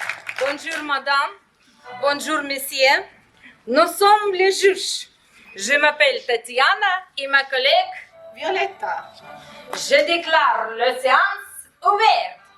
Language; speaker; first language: French; non-native, learner; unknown